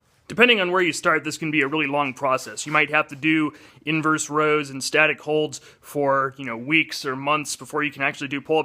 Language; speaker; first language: English; native; English